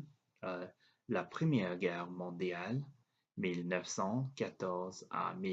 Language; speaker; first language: French; non-native, learner; English